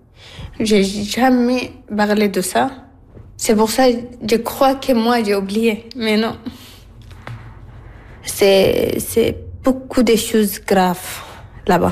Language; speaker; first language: French; non-native, learner; Arabic